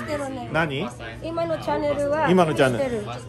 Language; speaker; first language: Japanese; non-native, learner; Filipino